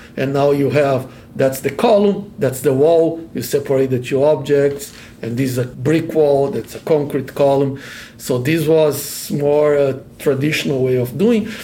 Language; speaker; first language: English; non-native, fluent; Portuguese